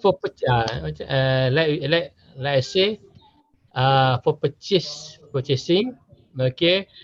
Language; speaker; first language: English; non-native, learner; Malay